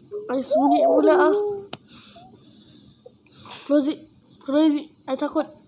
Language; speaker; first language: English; non-native, local second language; Malay